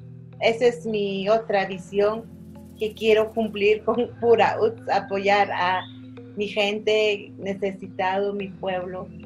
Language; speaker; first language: Spanish; non-native, local second language; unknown